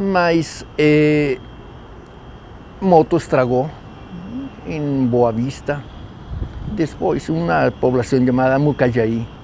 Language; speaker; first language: Portuguese; non-native, learner; Spanish